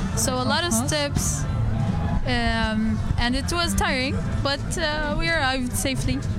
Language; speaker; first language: English; non-native, fluent; Arabic